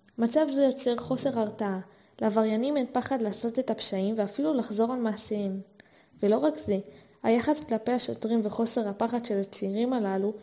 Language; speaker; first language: Hebrew; native; Hebrew